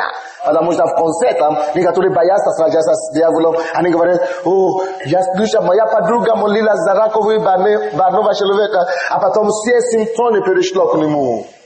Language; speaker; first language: Russian; non-native, fluent; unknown